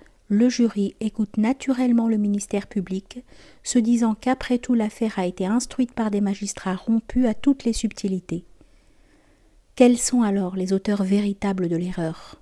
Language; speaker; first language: French; native; French